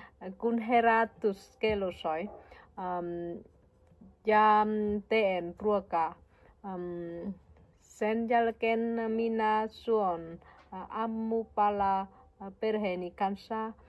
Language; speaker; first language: Finnish; non-native, learner; Vietnamese